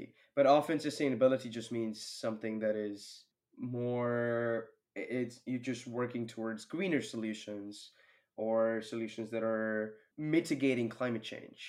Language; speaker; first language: English; non-native, local second language; Hindi